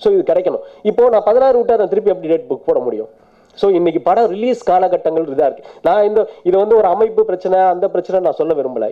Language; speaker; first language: Tamil; native; Tamil